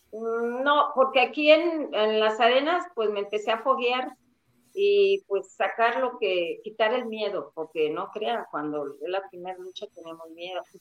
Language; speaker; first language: Spanish; native; Spanish